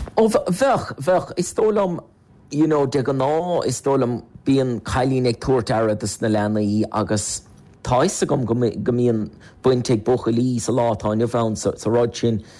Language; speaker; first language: Irish; native; Irish